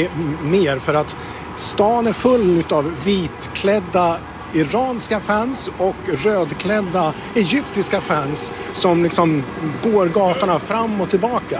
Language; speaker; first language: Swedish; native; Swedish